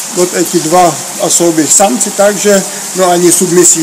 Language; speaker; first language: Russian; non-native, fluent; Czech